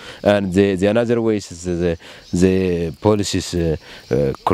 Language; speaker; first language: English; non-native, learner; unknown